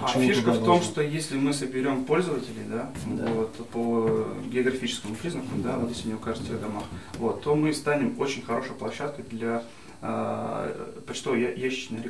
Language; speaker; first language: Russian; native; Russian